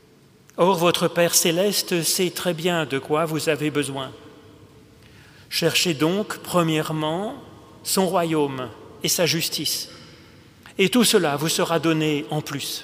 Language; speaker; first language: French; native; French